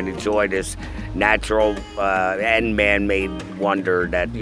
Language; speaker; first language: English; native; English